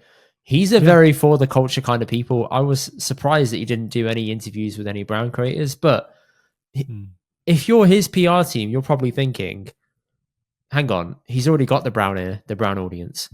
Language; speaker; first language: English; early bilingual, other home language; Punjabi